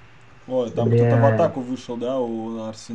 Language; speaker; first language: Russian; native; Russian